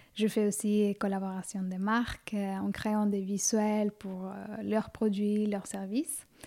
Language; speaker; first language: French; non-native, fluent; Spanish